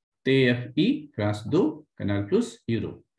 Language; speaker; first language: French; non-native, fluent; Hindi